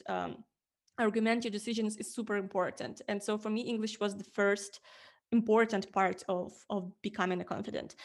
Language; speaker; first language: English; non-native, fluent; Ukrainian